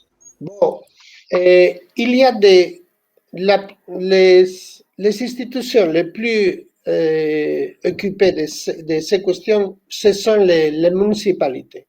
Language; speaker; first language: French; non-native, fluent; Spanish